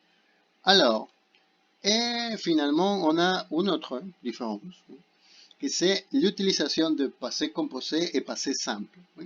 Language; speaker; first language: French; non-native, fluent; Spanish